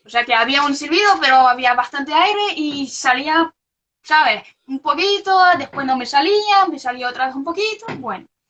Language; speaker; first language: Spanish; non-native, fluent; French